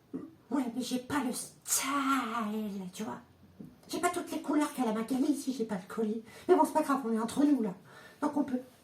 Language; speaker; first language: French; native; French